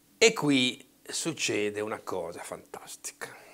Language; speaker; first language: Italian; native; Italian